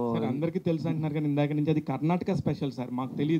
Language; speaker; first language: Telugu; native; Telugu